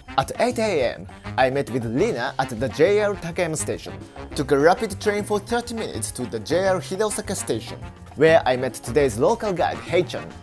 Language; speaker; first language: English; non-native, fluent; Japanese